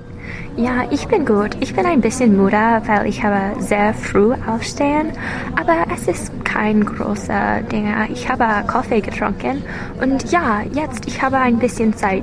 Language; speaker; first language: German; non-native, learner; English